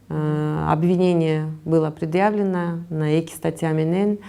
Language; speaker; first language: Russian; non-native, local second language; Kyrgyz